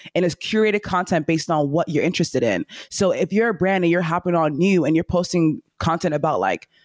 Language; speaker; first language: English; native; English